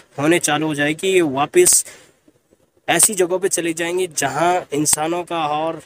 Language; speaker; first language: Hindi; native; Hindi